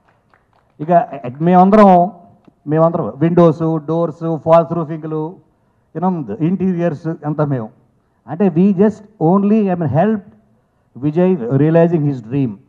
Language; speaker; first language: Telugu; native; Telugu